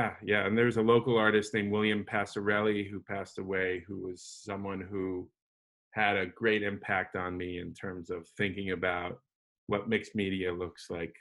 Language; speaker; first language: English; native; English